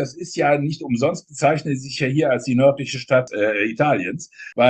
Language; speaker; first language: German; native; German